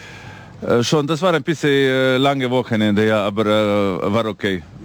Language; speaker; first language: German; non-native, fluent; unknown